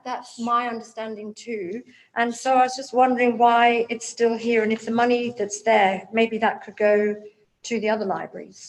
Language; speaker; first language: English; native; English